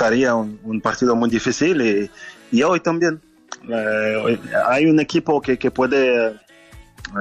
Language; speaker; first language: Spanish; non-native, fluent; French